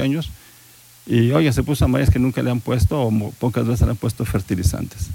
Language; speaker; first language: Spanish; native; Spanish